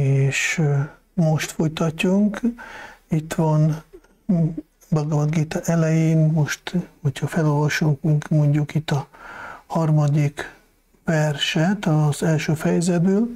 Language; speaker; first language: Hungarian; non-native, fluent; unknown